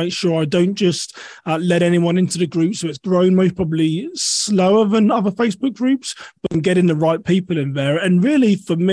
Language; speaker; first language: English; native; English